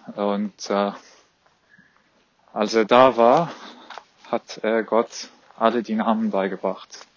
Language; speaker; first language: German; non-native, fluent; Arabic